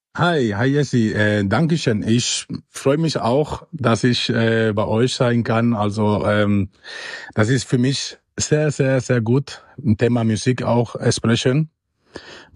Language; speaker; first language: German; non-native, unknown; Spanish